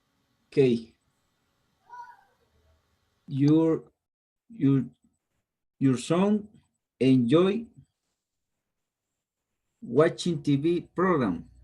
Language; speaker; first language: English; non-native, learner; Spanish